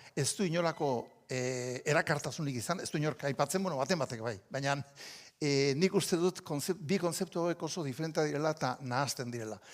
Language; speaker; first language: Basque; native; Basque